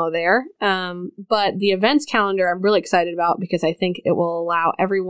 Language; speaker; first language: English; native; English